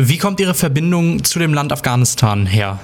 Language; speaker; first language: German; native; German